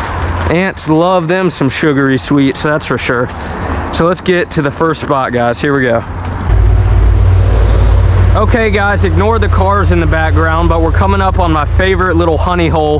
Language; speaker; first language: English; native; English